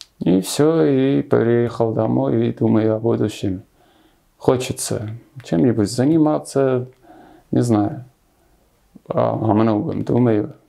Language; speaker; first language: Russian; non-native, local second language; Armenian